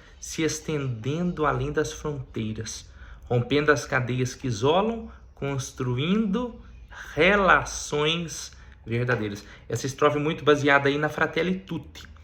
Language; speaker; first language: Portuguese; native; Portuguese